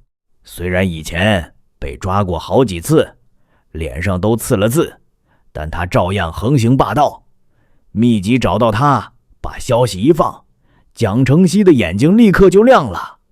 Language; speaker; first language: Chinese; native; Chinese